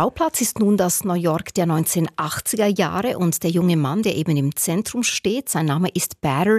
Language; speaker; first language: German; native; German